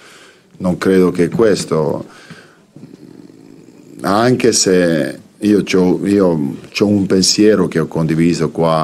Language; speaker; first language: Italian; non-native, fluent; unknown